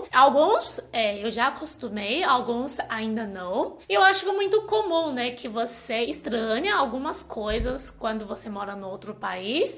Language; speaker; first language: Portuguese; non-native, fluent; Chinese